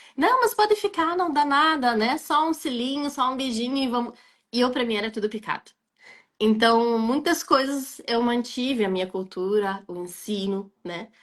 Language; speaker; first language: Portuguese; non-native, fluent; Arabic